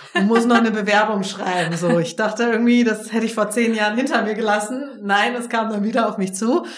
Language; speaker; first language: German; native; German